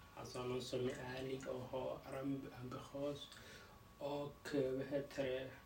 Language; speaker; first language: Swedish; non-native, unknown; Arabic